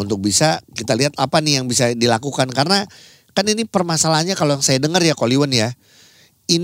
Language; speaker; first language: Indonesian; native; Indonesian